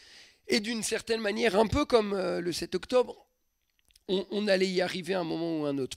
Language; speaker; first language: French; native; French